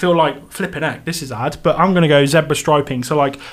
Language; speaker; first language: English; native; English